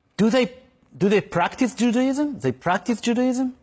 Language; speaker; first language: English; non-native, fluent; Hebrew